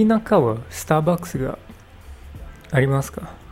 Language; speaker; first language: Japanese; non-native, learner; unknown